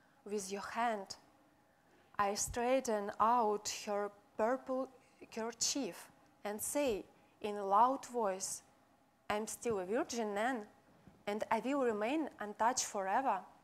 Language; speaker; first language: English; non-native, fluent; Russian